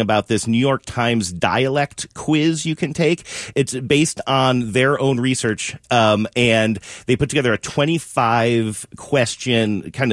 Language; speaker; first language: English; native; English